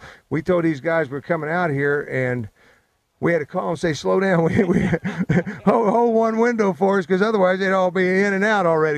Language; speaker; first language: English; native; English